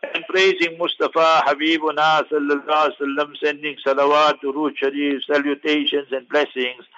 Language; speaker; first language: English; native; English